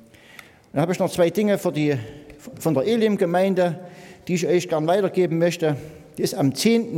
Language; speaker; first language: German; native; German